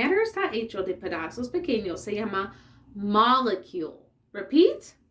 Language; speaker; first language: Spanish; non-native, learner; English